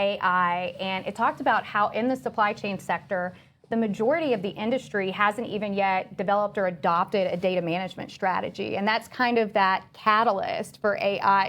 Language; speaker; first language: English; native; English